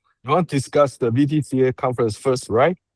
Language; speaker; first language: English; non-native, learner; Chinese